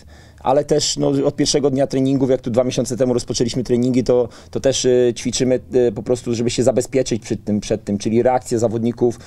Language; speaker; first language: Polish; native; Polish